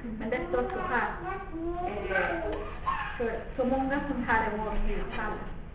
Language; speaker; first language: Swedish; non-native, fluent; Spanish